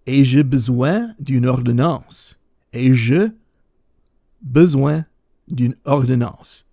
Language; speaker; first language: French; non-native, fluent; English